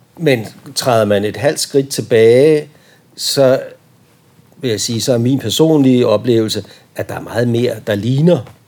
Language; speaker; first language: Danish; native; Danish